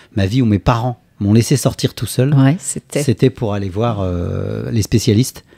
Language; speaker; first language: French; native; French